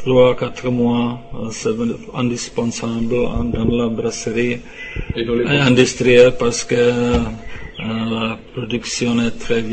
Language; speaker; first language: French; non-native, learner; Czech